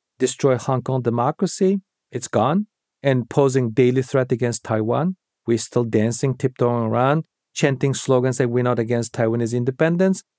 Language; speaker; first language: English; non-native, fluent; Uyghur